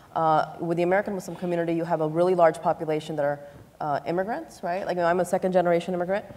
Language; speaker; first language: English; native; English